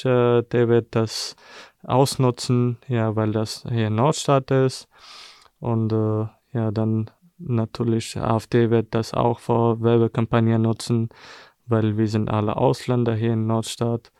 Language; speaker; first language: German; non-native, fluent; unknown